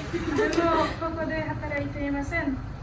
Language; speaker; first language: Japanese; non-native, learner; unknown